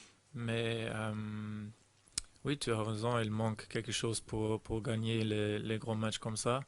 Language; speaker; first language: French; non-native, fluent; German